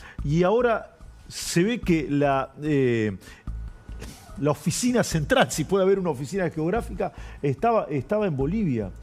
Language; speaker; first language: Spanish; native; Spanish